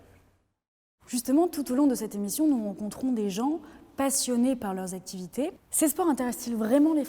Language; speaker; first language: French; native; French